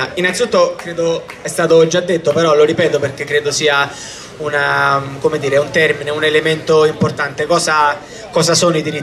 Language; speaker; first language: Italian; native; Italian